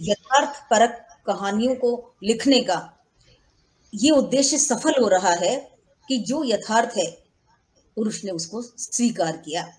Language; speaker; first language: Hindi; native; Hindi